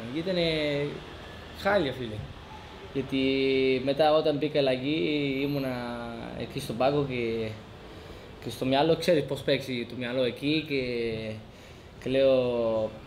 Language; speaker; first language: Greek; non-native, fluent; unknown